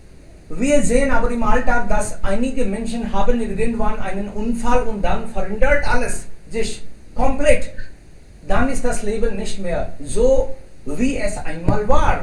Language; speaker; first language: German; non-native, fluent; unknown